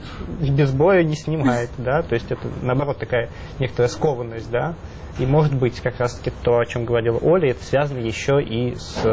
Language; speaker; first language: Russian; native; Russian